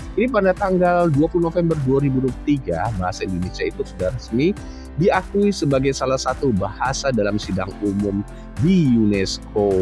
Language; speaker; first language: Indonesian; native; Indonesian